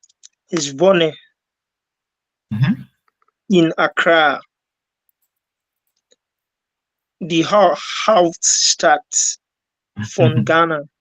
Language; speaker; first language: German; non-native, learner; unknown